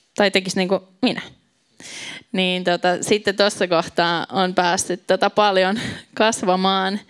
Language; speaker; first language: Finnish; native; Finnish